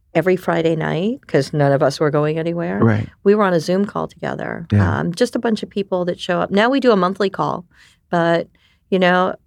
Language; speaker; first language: English; early bilingual, other home language; Japanese